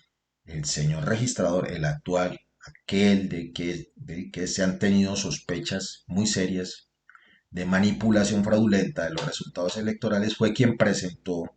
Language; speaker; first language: Spanish; native; Spanish